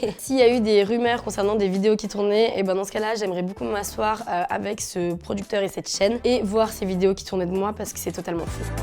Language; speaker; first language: French; native; French